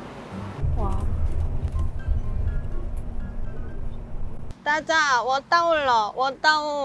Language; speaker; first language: Chinese; non-native, fluent; Korean